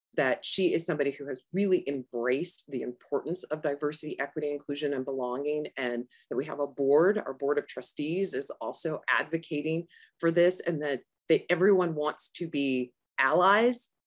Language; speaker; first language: English; native; English